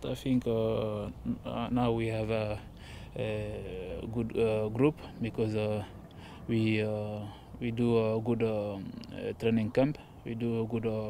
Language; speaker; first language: English; non-native, learner; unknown